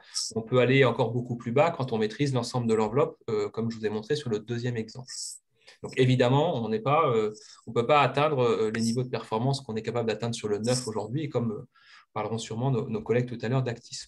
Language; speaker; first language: French; native; French